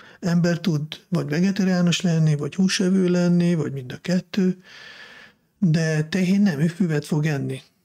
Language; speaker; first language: Hungarian; non-native, fluent; Russian